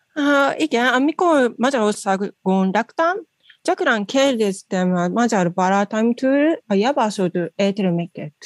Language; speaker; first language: Hungarian; non-native, learner; Japanese